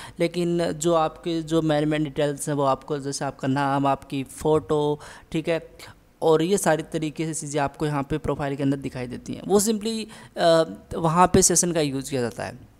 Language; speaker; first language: Hindi; native; Hindi